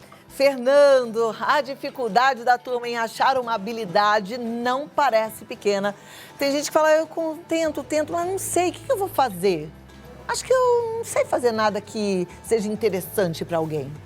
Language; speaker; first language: Portuguese; native; Portuguese